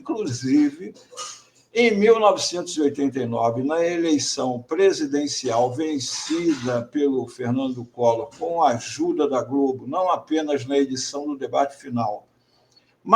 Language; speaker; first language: Portuguese; native; Portuguese